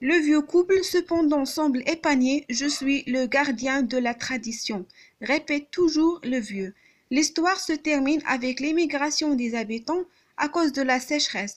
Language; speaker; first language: French; non-native, local second language; Arabic